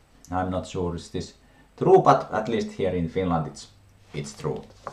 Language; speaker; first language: English; non-native, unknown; Finnish